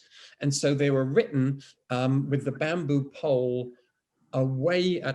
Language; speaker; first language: English; native; English